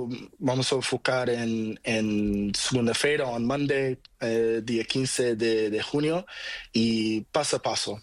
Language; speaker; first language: Spanish; non-native, fluent; Portuguese